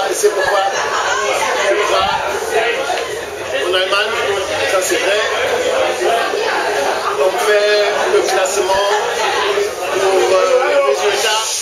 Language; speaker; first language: French; non-native, fluent; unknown